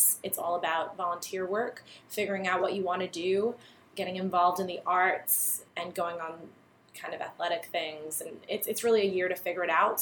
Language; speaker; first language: English; native; English